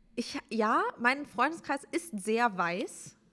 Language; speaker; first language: German; early bilingual, other home language; Turkish